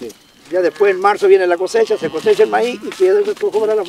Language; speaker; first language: Spanish; native; Spanish